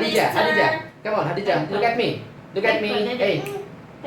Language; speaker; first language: English; non-native, fluent; Indonesian